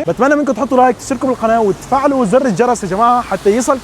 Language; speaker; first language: Arabic; native; Arabic